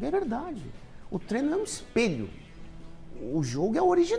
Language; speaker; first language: Portuguese; native; Portuguese